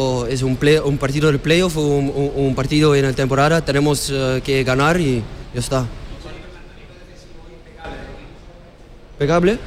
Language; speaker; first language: Spanish; non-native, learner; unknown